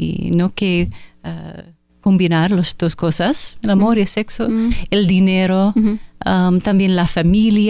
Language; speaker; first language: Spanish; non-native, fluent; English